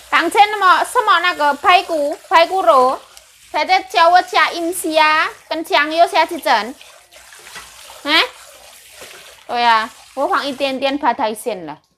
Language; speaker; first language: Chinese; non-native, learner; Indonesian